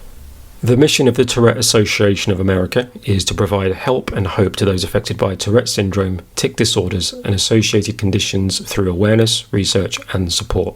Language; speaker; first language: English; native; English